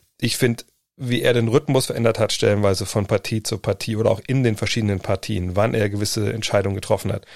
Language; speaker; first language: German; native; German